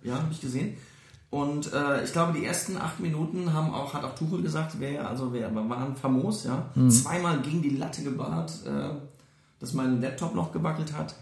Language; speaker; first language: German; native; German